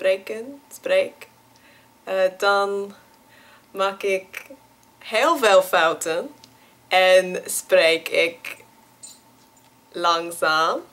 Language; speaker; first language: Dutch; non-native, learner; English